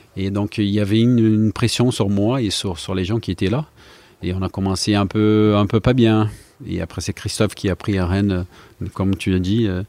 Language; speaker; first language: French; non-native, fluent; Portuguese